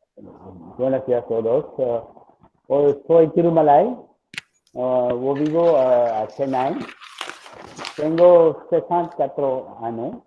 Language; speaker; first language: Spanish; non-native, learner; Tamil